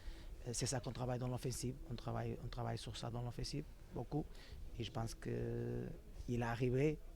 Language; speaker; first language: French; non-native, fluent; Portuguese